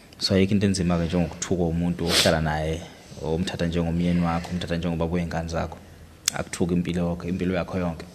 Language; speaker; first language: Zulu; native; Zulu